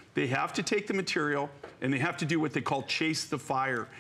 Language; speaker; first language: English; native; English